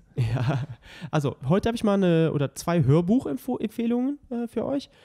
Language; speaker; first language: German; native; German